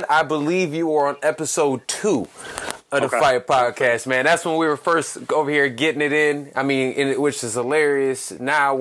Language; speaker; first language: English; early bilingual, other home language; Spanish